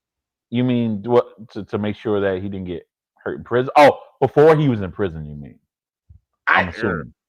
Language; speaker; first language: English; native; English